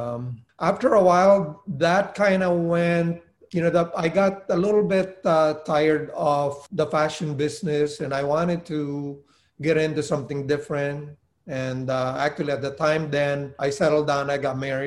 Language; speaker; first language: English; non-native, local second language; Filipino